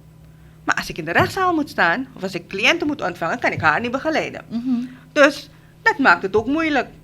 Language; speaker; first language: Dutch; native; Dutch